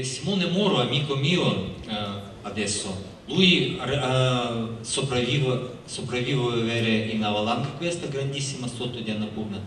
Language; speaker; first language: Italian; non-native, learner; Russian